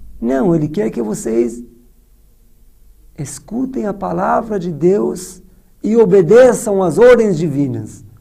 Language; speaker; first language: Portuguese; non-native, fluent; Persian